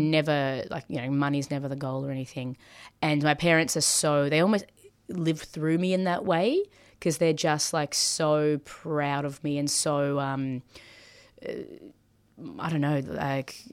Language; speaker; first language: English; early bilingual, other home language; Maltese